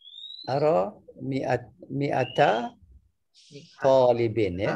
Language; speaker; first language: Arabic; non-native, fluent; Malay